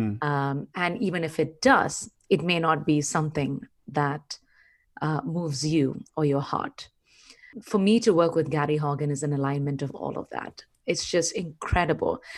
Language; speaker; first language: English; non-native, local second language; Malayalam